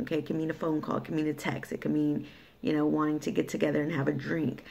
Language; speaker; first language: English; native; English